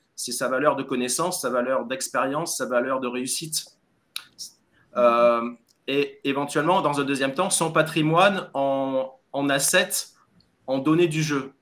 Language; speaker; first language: French; native; French